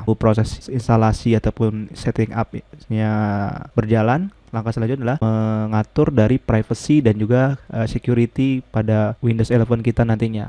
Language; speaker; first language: Indonesian; native; Indonesian